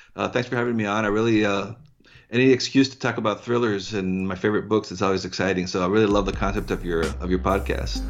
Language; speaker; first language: English; early bilingual, heritage; English